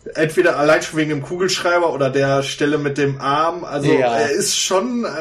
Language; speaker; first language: German; native; German